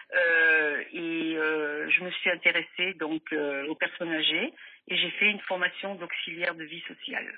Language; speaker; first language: French; native; French